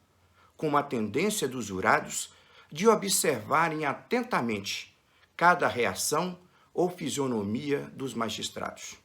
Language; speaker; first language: Portuguese; native; Portuguese